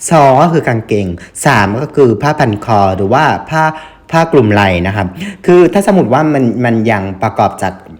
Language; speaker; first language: Thai; non-native, fluent; Vietnamese